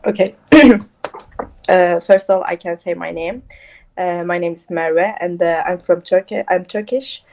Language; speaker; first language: English; non-native, local second language; Turkish